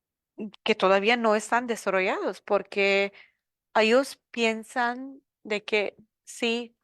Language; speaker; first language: Spanish; non-native, learner; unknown